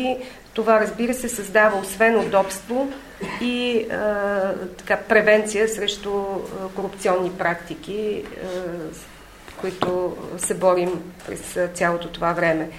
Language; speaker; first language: Bulgarian; native; Bulgarian